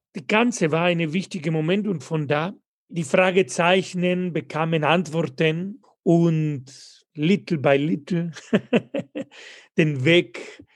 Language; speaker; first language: German; non-native, fluent; Spanish